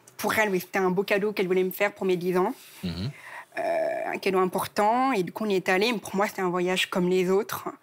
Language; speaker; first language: French; native; French